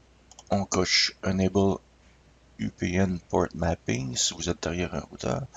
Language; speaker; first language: French; native; French